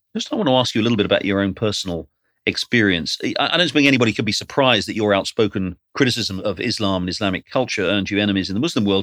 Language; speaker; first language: English; native; English